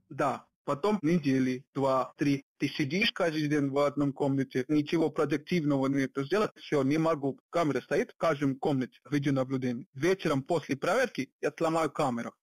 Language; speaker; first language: Russian; non-native, learner; Hindi